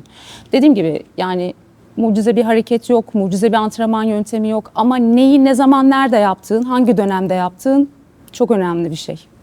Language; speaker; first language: Turkish; native; Turkish